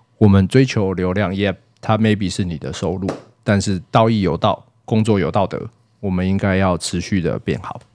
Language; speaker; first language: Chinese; native; Chinese